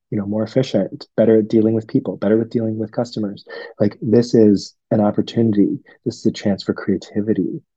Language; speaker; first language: English; non-native, local second language; Cantonese